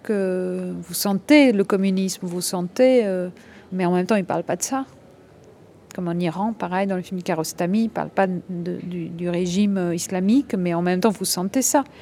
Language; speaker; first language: French; non-native, local second language; Arabic